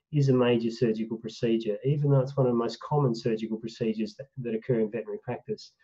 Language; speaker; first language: English; native; English